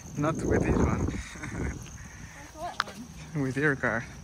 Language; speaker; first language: English; non-native, fluent; Spanish